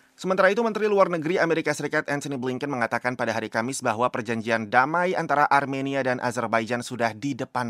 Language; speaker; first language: Indonesian; native; Indonesian